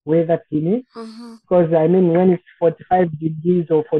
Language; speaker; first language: English; non-native, local second language; Bemba